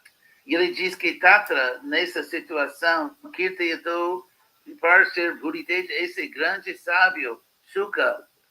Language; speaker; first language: Portuguese; non-native, fluent; English